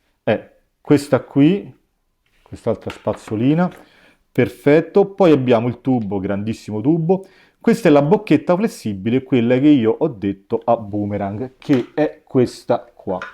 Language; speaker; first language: Italian; native; Italian